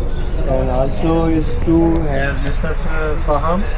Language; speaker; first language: English; non-native, learner; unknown